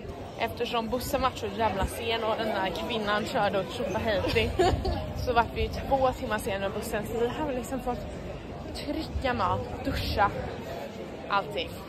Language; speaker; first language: Swedish; native; Swedish